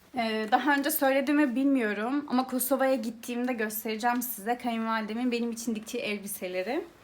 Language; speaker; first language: Turkish; early bilingual, heritage; Turkish